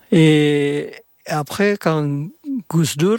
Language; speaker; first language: French; non-native, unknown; Indonesian